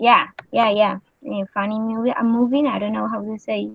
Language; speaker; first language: English; non-native, learner; Spanish